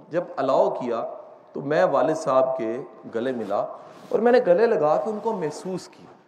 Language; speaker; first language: Urdu; non-native, local second language; Punjabi